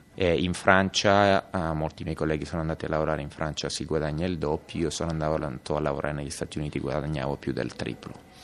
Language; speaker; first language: Italian; native; Italian